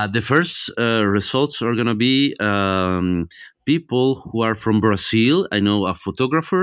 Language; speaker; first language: English; non-native, fluent; Spanish